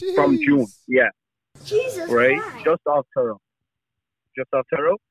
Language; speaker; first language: English; native; English